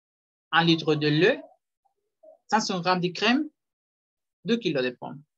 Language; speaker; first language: French; non-native, fluent; Spanish